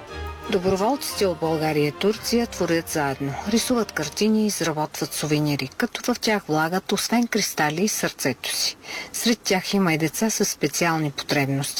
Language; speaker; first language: Bulgarian; native; Bulgarian